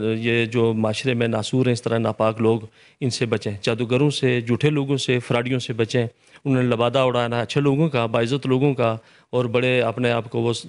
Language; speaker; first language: Urdu; non-native, local second language; Punjabi